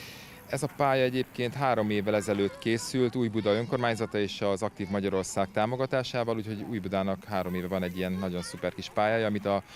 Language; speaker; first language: Hungarian; native; Hungarian